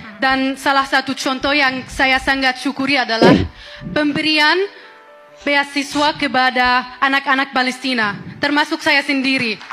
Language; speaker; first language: Indonesian; non-native, fluent; Arabic